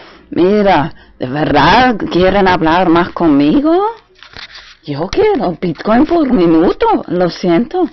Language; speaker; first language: Spanish; non-native, fluent; German